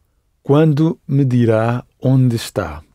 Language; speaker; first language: Portuguese; non-native, learner; English